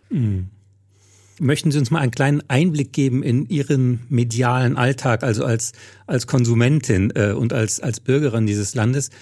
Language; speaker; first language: German; native; German